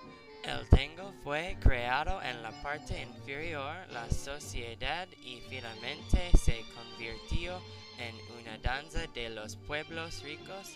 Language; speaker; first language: Spanish; non-native, learner; English